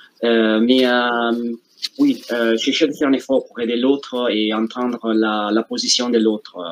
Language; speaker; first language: French; non-native, fluent; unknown